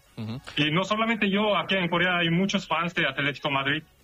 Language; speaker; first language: Spanish; non-native, learner; Korean